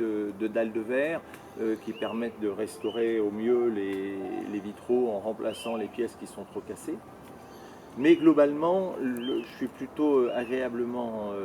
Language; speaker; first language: French; native; French